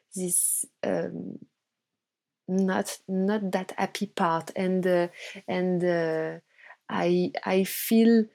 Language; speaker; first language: English; non-native, fluent; French